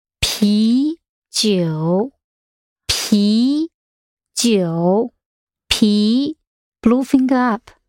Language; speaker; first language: Chinese; non-native, learner; English